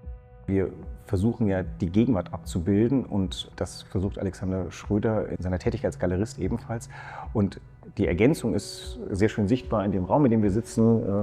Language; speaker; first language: German; native; German